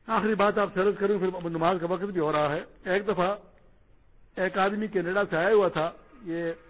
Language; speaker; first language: Urdu; non-native, local second language; Pashto